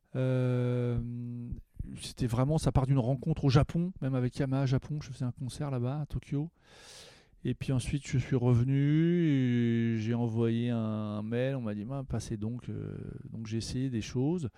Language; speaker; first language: French; native; French